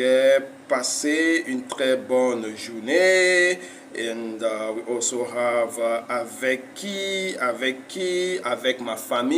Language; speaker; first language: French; non-native, fluent; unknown